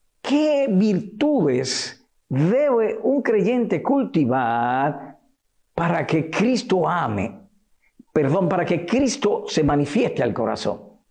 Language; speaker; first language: Spanish; native; Spanish